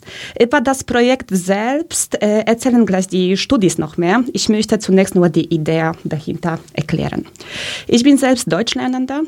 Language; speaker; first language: German; early bilingual, other home language; Polish